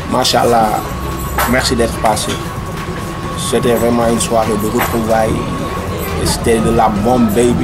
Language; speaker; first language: French; non-native, local second language; Wolof